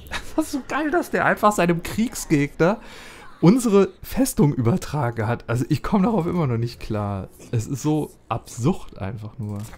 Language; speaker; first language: German; native; German